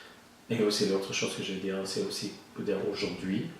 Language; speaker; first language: French; non-native, learner; English